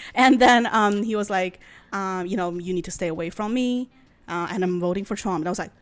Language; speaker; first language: English; non-native, fluent; Chinese